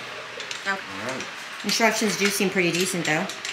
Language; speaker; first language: English; native; English